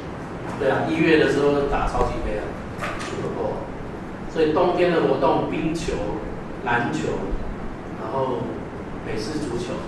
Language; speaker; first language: Chinese; native; Chinese